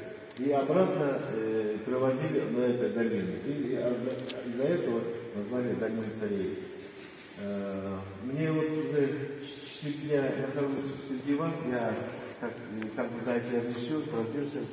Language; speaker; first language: Russian; non-native, local second language; Kyrgyz